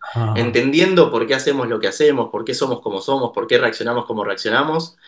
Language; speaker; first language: Spanish; native; Spanish